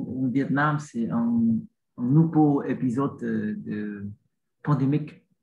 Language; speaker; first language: French; non-native, learner; Vietnamese